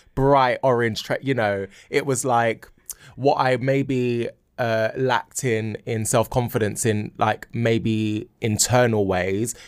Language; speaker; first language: English; native; English